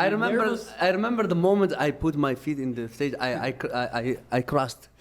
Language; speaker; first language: English; non-native, fluent; Arabic